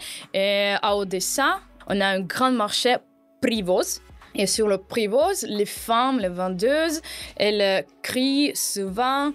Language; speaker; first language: French; non-native, fluent; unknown